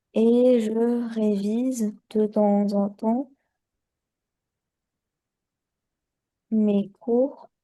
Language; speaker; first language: French; non-native, learner; Chinese